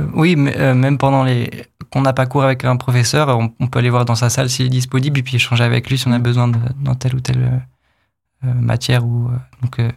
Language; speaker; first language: French; native; French